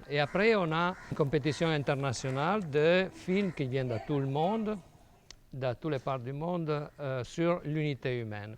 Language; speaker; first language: French; non-native, fluent; Italian